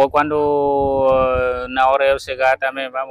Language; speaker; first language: Portuguese; non-native, learner; Vietnamese